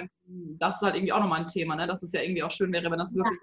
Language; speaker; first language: German; early bilingual, heritage; German